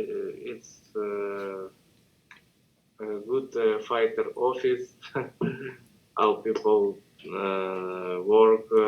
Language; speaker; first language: English; non-native, learner; Russian